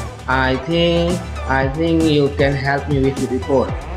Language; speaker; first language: English; non-native, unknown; Indonesian